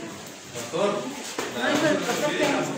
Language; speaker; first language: Spanish; native; Spanish